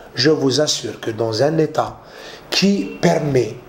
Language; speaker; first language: French; non-native, local second language; Arabic